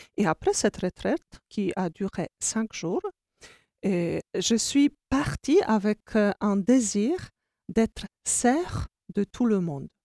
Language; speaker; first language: French; non-native, fluent; Polish